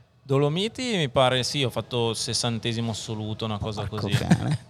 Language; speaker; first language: Italian; native; Italian